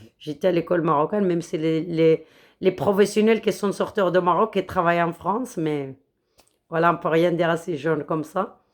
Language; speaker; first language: French; non-native, local second language; Arabic